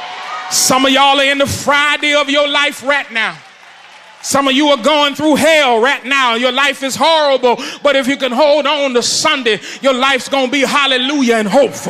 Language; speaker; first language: English; native; English